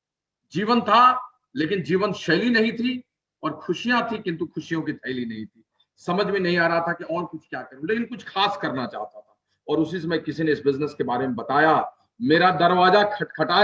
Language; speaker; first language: Hindi; native; Hindi